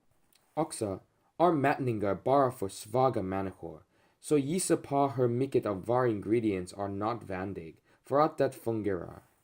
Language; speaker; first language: Swedish; non-native, learner; English